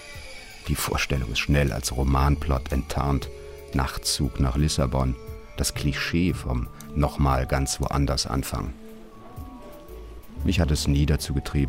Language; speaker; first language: German; native; German